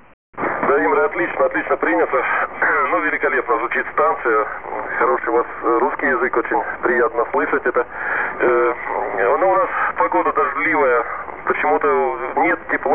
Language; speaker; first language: Russian; native; Russian